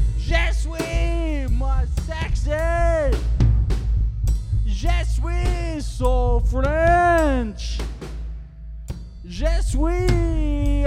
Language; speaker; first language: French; non-native, learner; English